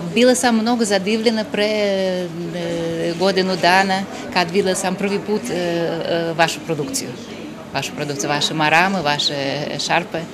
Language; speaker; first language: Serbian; non-native, fluent; Russian